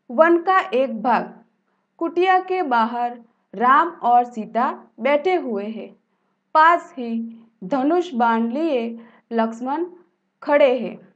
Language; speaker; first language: Hindi; non-native, local second language; Gujarati